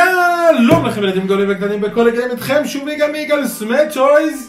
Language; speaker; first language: Hebrew; native; Hebrew